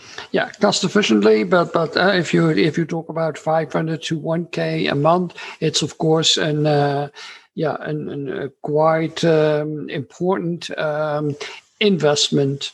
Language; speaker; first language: English; non-native, fluent; Dutch